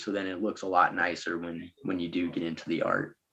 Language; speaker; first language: English; native; English